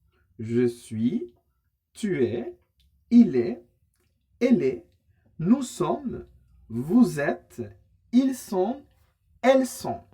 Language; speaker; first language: French; non-native, fluent; Spanish